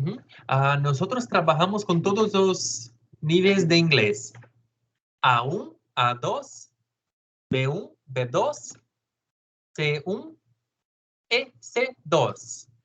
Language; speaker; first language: Spanish; non-native, learner; Portuguese